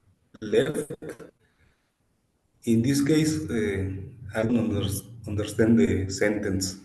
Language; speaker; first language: English; non-native, learner; Spanish